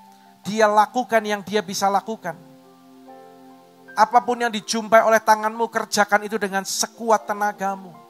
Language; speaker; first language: Indonesian; native; Indonesian